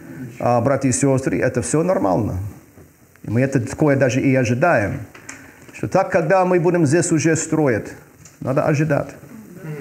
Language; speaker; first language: Russian; non-native, fluent; English